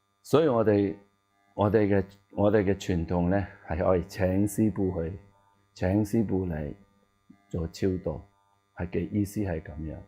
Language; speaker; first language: Cantonese; non-native, learner; Tibetan